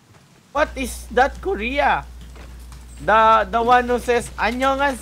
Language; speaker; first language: English; non-native, local second language; Filipino